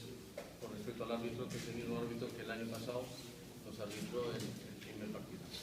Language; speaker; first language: Spanish; non-native, fluent; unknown